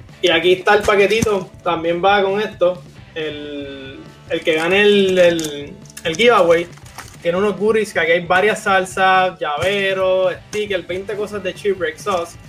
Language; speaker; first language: Spanish; native; Spanish